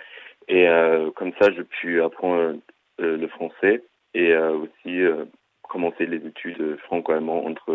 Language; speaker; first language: French; non-native, fluent; German